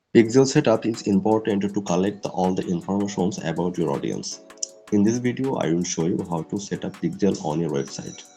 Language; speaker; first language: English; non-native, local second language; Bangla